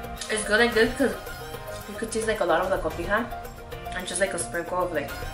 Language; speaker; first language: English; early bilingual, other home language; Spanish